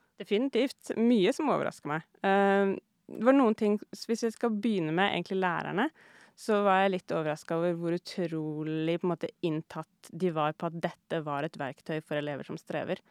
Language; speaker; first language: Norwegian; native; Norwegian